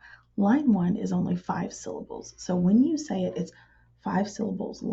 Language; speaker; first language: English; native; English